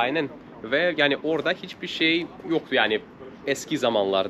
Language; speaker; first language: Turkish; non-native, fluent; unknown